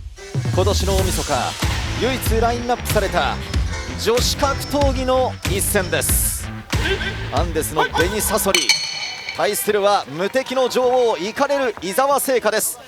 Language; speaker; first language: Japanese; native; Japanese